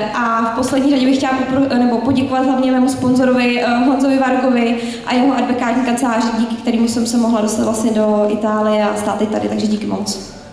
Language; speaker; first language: Czech; native; Czech